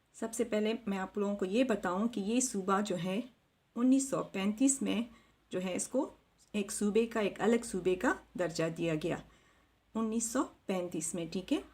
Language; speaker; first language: Urdu; non-native, local second language; Pashto